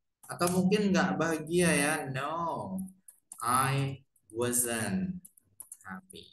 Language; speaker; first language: English; non-native, fluent; Indonesian